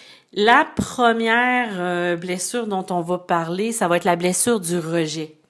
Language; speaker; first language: French; native; French